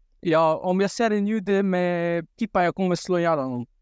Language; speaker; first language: Swedish; non-native, local second language; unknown